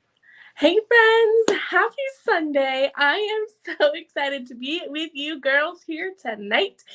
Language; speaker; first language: English; native; English